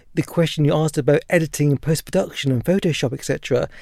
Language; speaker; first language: English; native; English